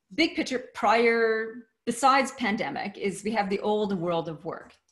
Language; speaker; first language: English; native; English